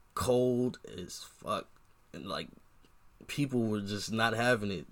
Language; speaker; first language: English; native; English